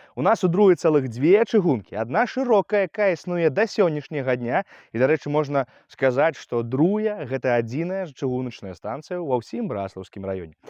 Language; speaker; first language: Belarusian; native; Belarusian